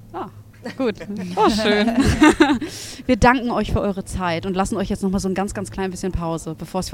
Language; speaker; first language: German; native; German